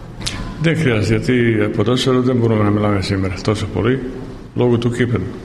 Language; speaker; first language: Greek; non-native, fluent; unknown